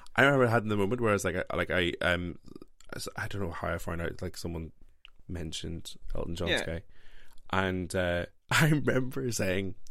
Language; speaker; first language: English; native; English